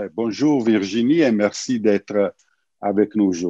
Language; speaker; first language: French; non-native, learner; Italian